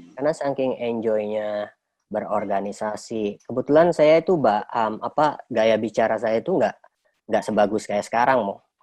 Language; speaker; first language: Indonesian; native; Indonesian